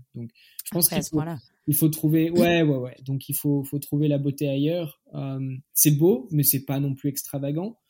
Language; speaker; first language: French; native; French